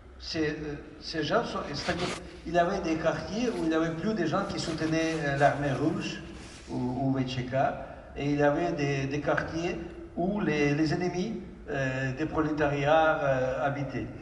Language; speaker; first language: French; non-native, fluent; Russian